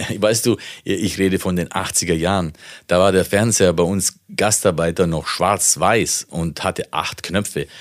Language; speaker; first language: German; non-native, fluent; Italian